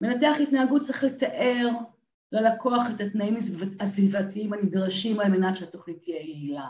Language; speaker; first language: Hebrew; native; Hebrew